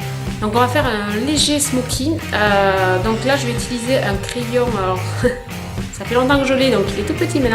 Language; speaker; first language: French; native; French